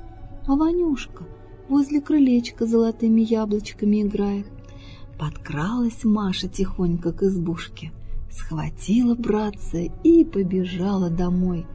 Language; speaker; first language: Russian; native; Russian